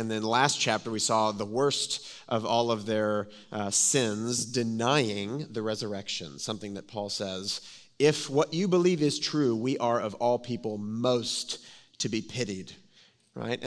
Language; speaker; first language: English; native; English